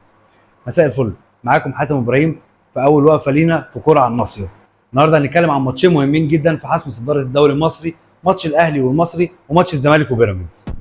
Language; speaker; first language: Arabic; native; Arabic